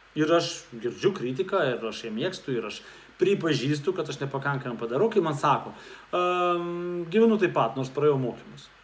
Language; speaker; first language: Lithuanian; non-native, local second language; Russian